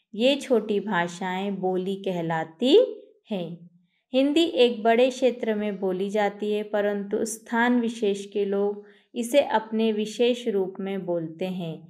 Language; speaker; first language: Hindi; native; Hindi